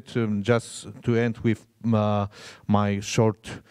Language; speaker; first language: English; non-native, fluent; Polish